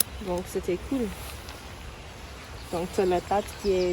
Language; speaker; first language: French; non-native, learner; English